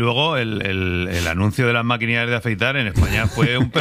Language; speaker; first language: Spanish; native; Spanish